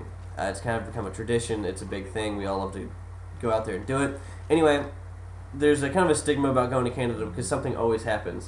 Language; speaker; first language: English; native; English